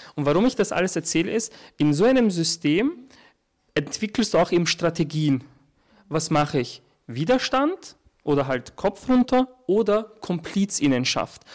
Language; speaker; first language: German; early bilingual, other home language; Turkish